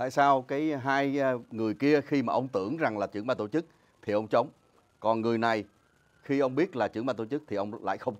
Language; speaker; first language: Vietnamese; native; Vietnamese